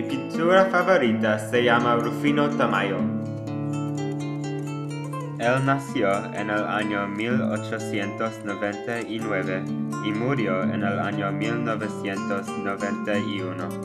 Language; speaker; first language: Spanish; non-native, learner; English